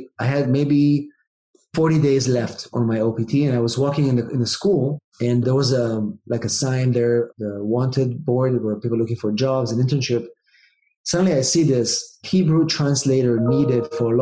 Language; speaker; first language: English; non-native, fluent; Hebrew